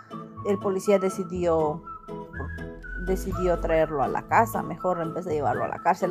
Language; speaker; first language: Spanish; native; Spanish